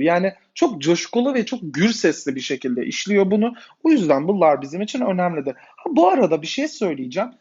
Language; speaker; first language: Turkish; native; Turkish